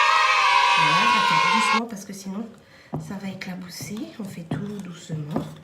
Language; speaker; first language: French; native; French